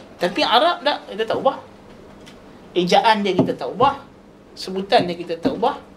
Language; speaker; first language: Malay; native; Malay